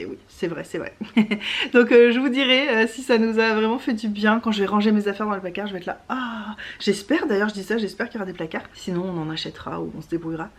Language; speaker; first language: French; native; French